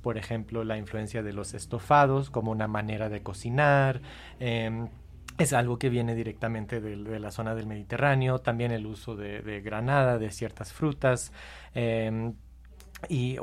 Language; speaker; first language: Spanish; non-native, fluent; English